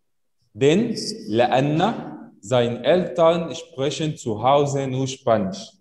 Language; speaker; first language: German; non-native, fluent; Arabic